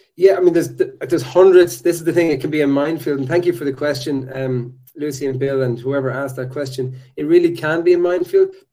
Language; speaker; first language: English; native; English